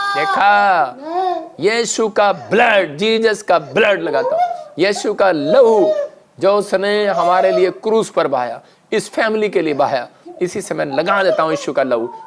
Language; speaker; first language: Hindi; non-native, local second language; Punjabi